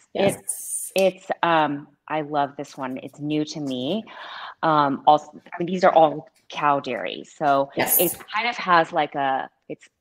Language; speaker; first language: English; native; English